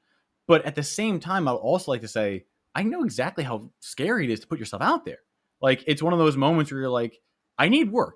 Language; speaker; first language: English; native; English